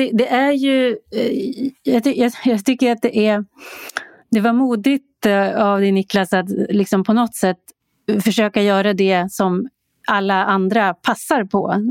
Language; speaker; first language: Swedish; native; Swedish